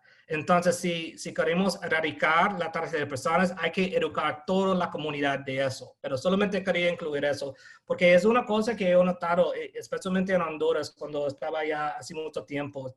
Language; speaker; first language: Spanish; non-native, fluent; English